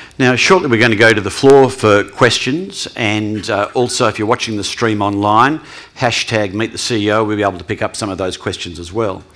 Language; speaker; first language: English; native; English